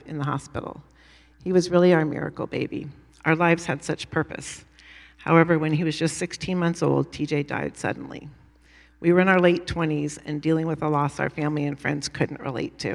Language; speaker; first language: English; native; English